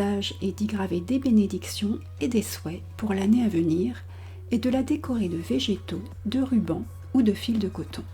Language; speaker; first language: French; native; French